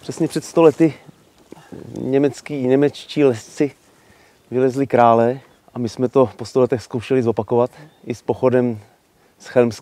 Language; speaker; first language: Czech; native; Czech